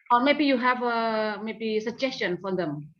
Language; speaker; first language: English; non-native, fluent; Indonesian